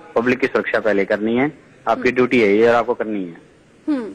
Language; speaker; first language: Hindi; native; Hindi